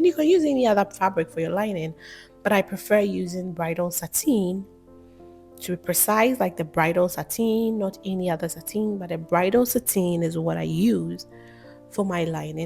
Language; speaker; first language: English; non-native, local second language; Akan